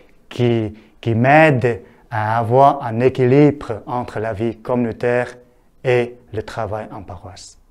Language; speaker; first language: French; non-native, fluent; Vietnamese